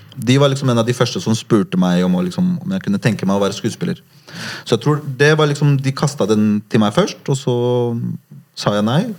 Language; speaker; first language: Norwegian; early bilingual, other home language; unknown